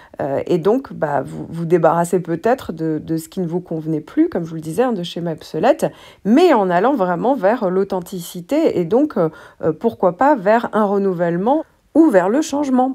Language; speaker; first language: French; native; French